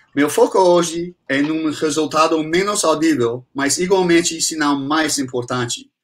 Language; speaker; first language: Portuguese; non-native, fluent; English